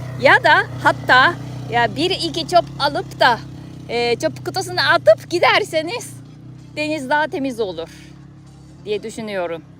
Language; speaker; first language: Turkish; non-native, fluent; Japanese